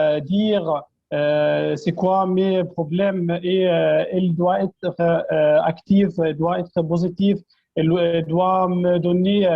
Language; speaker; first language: French; non-native, fluent; Arabic